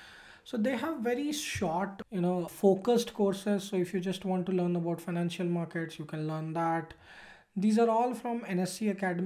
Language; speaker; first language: English; non-native, local second language; Hindi